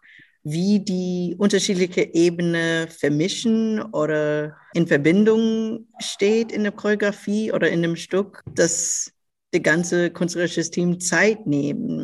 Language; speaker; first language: German; non-native, local second language; English